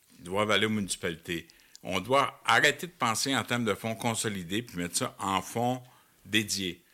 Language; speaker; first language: French; native; French